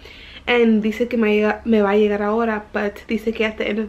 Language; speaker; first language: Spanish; early bilingual, heritage; Spanish